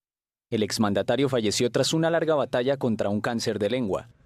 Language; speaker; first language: Spanish; native; Spanish